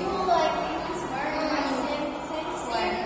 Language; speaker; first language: English; non-native, learner; Indonesian